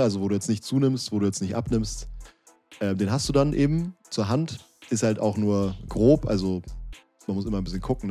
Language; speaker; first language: German; native; German